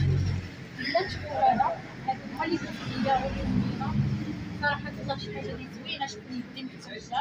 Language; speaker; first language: Arabic; native; Arabic